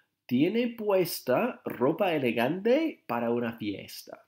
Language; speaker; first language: Spanish; non-native, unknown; English